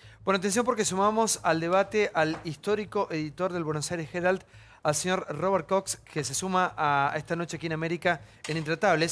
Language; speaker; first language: Spanish; native; Spanish